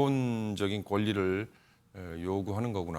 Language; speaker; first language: Korean; native; Korean